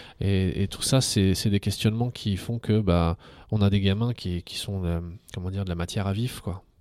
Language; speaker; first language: French; early bilingual, other home language; Arabic